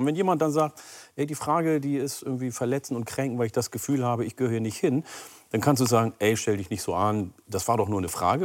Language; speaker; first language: German; early bilingual, other home language; Oromo